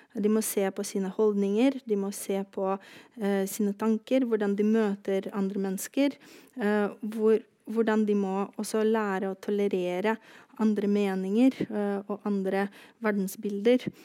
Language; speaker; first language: Norwegian; non-native, fluent; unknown